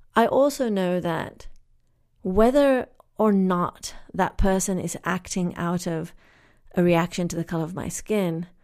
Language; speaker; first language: English; native; English